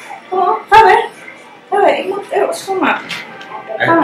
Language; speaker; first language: Dutch; non-native, local second language; Indonesian